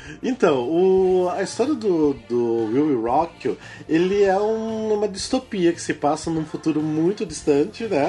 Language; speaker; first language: Portuguese; native; Portuguese